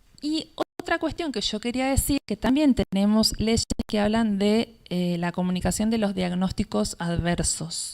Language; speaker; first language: Spanish; native; Spanish